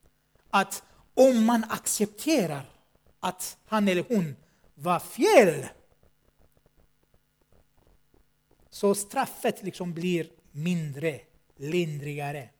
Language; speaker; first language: Swedish; non-native, fluent; Armenian